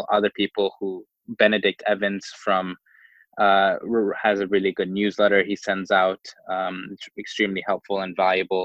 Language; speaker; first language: English; non-native, local second language; Swahili